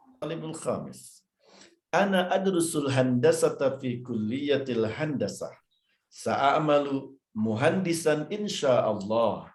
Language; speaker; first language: Arabic; non-native, fluent; Indonesian